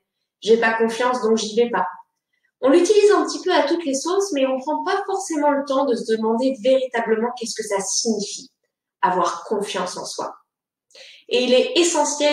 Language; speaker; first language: French; native; French